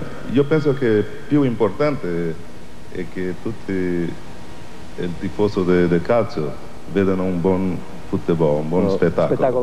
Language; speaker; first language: Italian; non-native, learner; Portuguese